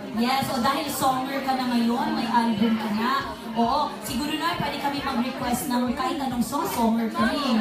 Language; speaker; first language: Filipino; native; Filipino